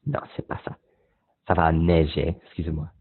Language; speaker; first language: French; non-native, learner; English